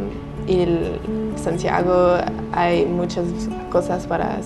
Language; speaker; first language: Spanish; non-native, fluent; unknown